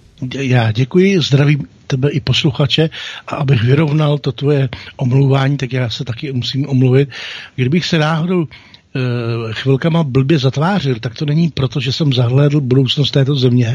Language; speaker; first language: Czech; native; Czech